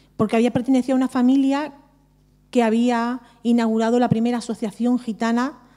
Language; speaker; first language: Spanish; native; Spanish